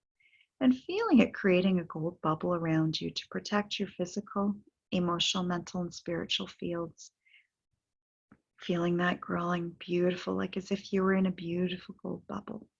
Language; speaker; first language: English; native; English